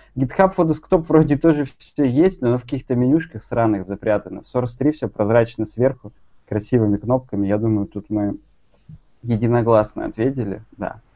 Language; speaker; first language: Russian; native; Russian